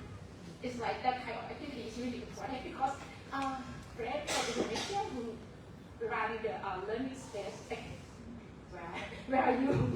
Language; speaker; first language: English; non-native, fluent; Thai